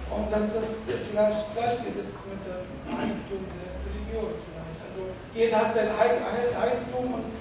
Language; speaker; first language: German; native; German